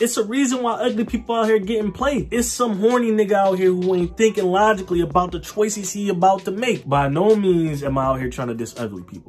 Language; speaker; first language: English; native; English